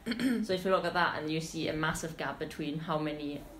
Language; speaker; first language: English; non-native, fluent; Italian